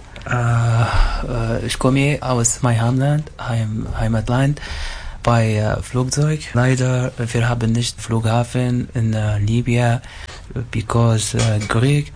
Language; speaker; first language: German; non-native, learner; Arabic